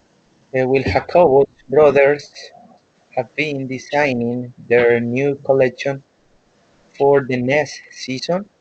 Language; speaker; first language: English; non-native, learner; Spanish